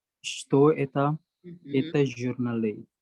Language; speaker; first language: Russian; non-native, learner; Indonesian